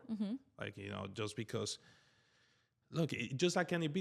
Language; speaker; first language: English; native; English